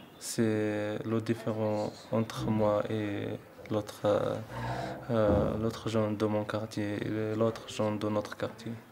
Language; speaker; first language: French; non-native, local second language; Arabic